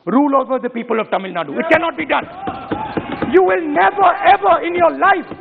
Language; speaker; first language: English; non-native, local second language; Hindi